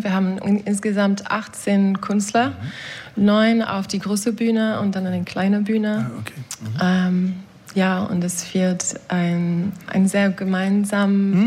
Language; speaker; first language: German; non-native, learner; English